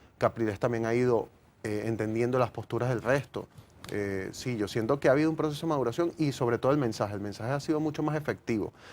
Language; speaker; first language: Spanish; native; Spanish